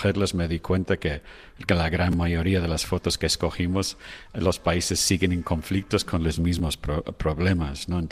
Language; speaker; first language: Spanish; non-native, fluent; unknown